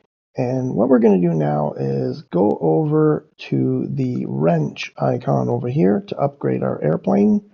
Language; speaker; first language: English; native; English